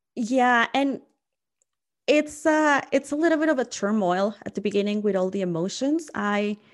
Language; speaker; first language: English; non-native, fluent; Spanish